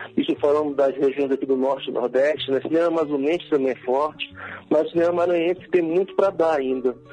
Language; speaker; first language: Portuguese; native; Portuguese